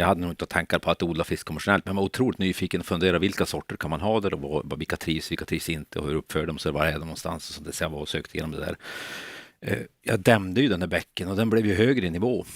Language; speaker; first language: Swedish; native; Swedish